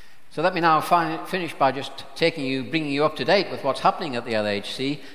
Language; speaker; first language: English; native; English